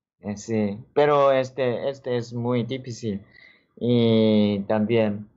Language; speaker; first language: Spanish; non-native, learner; Korean